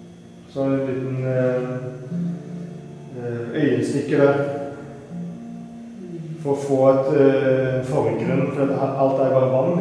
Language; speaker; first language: Norwegian; native; Norwegian